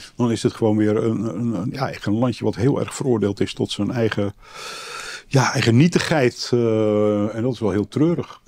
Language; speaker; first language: Dutch; native; Dutch